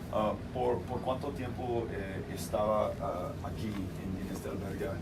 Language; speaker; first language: Spanish; non-native, fluent; English